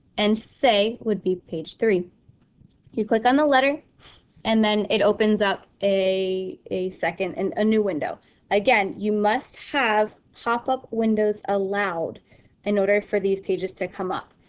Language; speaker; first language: English; native; English